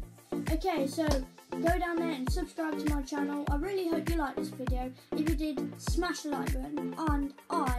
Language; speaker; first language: English; native; English